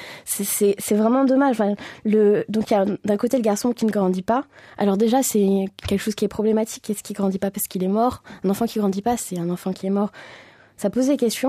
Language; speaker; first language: French; native; French